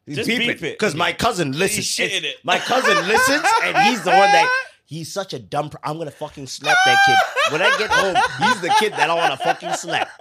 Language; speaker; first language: English; non-native, local second language; Shona